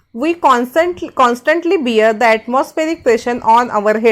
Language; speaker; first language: English; non-native, local second language; Marathi